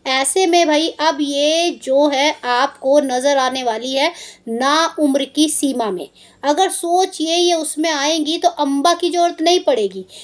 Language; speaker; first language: Hindi; native; Hindi